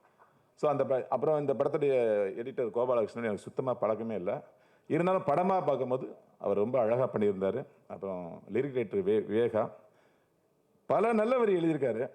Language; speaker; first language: Tamil; native; Tamil